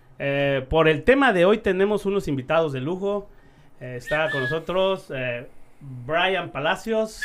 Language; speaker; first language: Spanish; native; Spanish